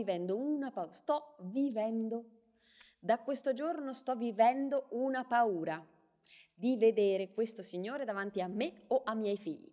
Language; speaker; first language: Italian; non-native, learner; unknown